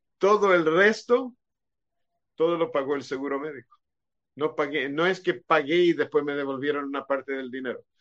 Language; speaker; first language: Spanish; non-native, fluent; Hebrew